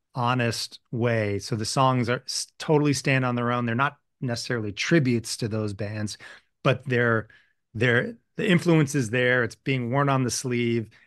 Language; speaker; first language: English; native; English